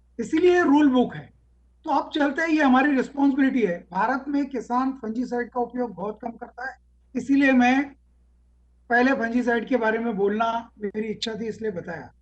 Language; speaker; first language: Hindi; non-native, local second language; Marathi